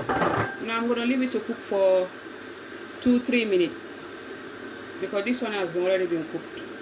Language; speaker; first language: English; non-native, local second language; Mandingo